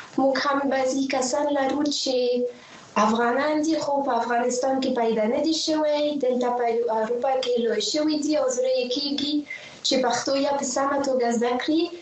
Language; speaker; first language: Pashto; non-native, fluent; French